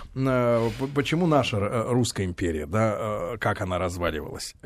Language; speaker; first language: Russian; native; Russian